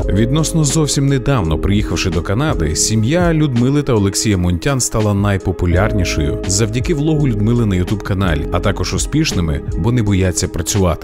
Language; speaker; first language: Ukrainian; native; Ukrainian